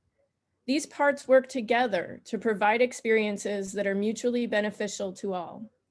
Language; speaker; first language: English; native; English